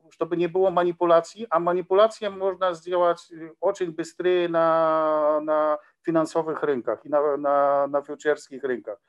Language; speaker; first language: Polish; non-native, learner; Ukrainian